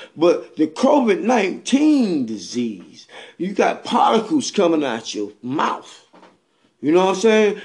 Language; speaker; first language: English; native; English